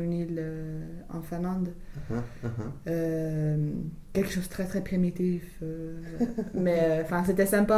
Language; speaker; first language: French; non-native, fluent; English